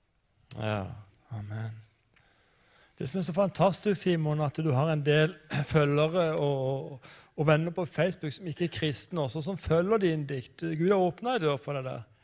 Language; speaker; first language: Norwegian; native; Norwegian